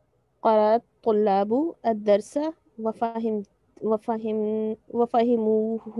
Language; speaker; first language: Arabic; non-native, learner; Urdu